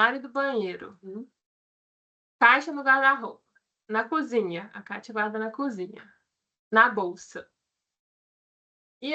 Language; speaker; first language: Portuguese; native; Portuguese